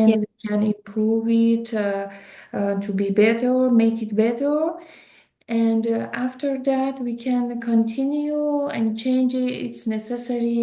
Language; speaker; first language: English; non-native, learner; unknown